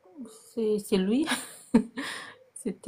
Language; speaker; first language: French; non-native, learner; Portuguese